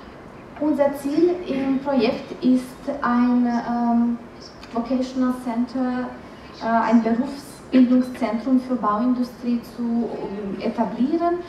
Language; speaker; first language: German; non-native, fluent; Romanian